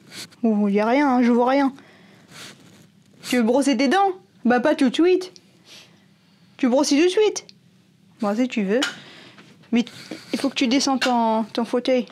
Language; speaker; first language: French; native; French